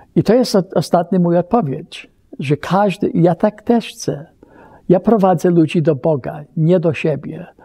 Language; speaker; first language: Polish; early bilingual, heritage; Polish